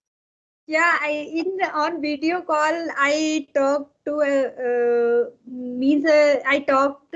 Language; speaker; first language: English; non-native, learner; Hindi